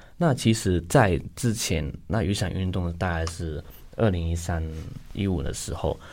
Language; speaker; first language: Chinese; non-native, local second language; Cantonese